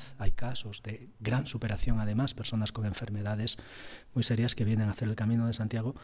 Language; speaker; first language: Spanish; native; Spanish